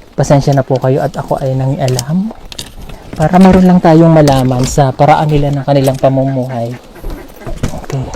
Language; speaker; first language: Filipino; non-native, local second language; Cebuano